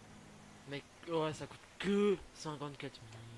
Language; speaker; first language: French; native; French